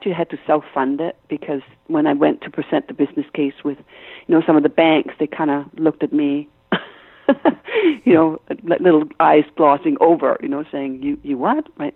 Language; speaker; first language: English; non-native, fluent; Danish